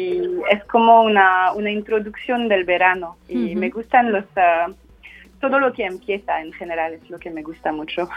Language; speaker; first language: Spanish; non-native, fluent; French